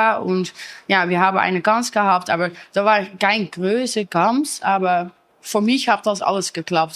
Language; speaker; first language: German; non-native, learner; Dutch